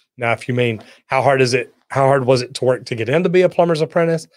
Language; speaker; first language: English; native; English